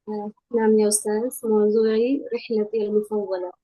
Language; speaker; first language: Arabic; non-native, learner; Urdu